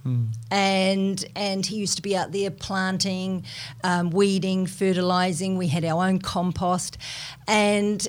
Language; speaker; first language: English; native; English